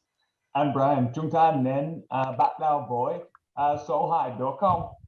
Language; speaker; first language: Vietnamese; non-native, learner; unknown